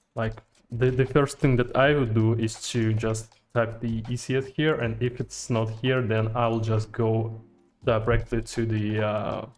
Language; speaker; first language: English; non-native, fluent; Russian